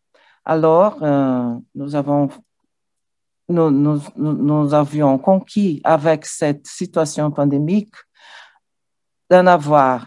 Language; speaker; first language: French; non-native, learner; Portuguese